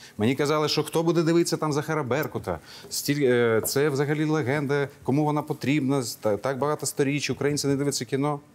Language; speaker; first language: Ukrainian; non-native, local second language; Crimean Tatar